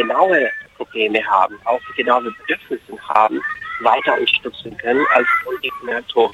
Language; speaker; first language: German; non-native, fluent; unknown